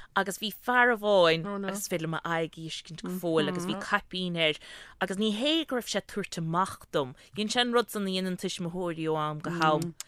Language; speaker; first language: Irish; native; Irish